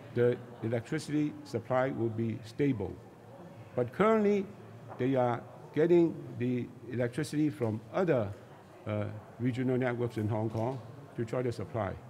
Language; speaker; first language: English; non-native, local second language; Chinese